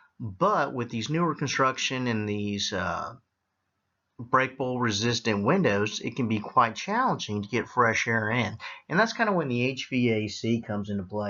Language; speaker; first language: English; native; English